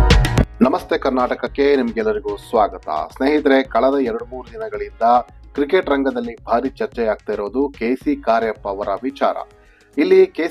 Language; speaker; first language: Kannada; native; Kannada